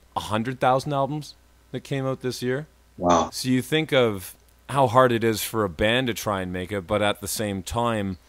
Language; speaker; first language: English; native; English